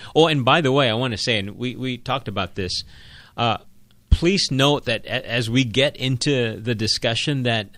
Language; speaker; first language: English; non-native, local second language; Filipino